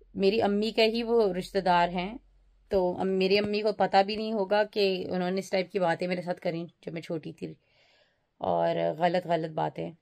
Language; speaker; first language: Urdu; early bilingual, heritage; Urdu